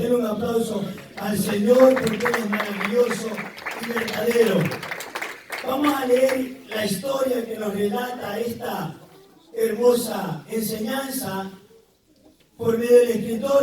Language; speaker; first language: Spanish; native; Spanish